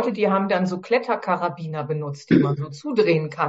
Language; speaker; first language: German; native; German